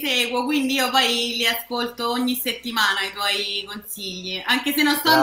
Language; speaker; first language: Italian; native; Italian